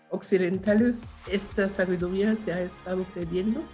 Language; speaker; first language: Spanish; non-native, fluent; German